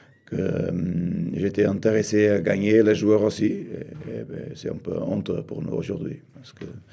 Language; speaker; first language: French; non-native, fluent; Portuguese